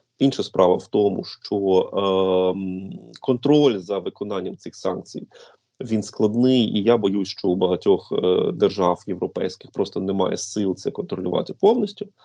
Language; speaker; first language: Ukrainian; native; Ukrainian